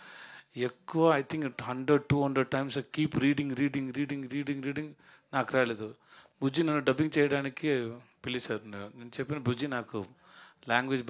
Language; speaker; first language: Telugu; non-native, learner; Tamil